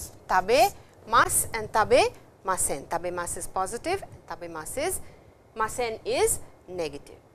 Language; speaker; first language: English; non-native, local second language; Hindi